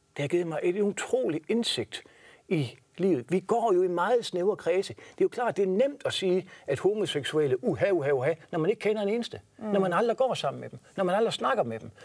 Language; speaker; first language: Danish; native; Danish